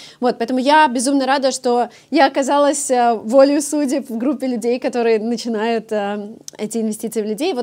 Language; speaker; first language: Russian; native; Russian